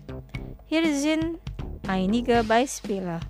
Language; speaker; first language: German; non-native, fluent; Indonesian